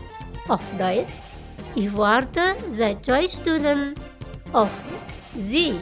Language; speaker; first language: German; non-native, fluent; Indonesian